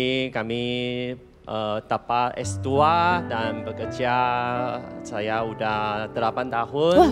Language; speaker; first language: Indonesian; non-native, fluent; Chinese